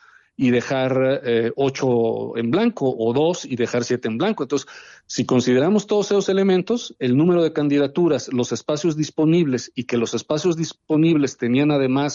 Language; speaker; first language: Spanish; native; Spanish